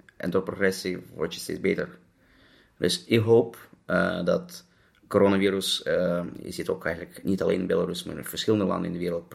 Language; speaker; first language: Dutch; non-native, fluent; Russian